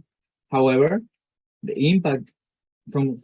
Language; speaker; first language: English; non-native, fluent; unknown